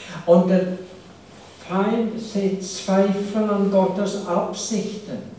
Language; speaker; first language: German; non-native, fluent; English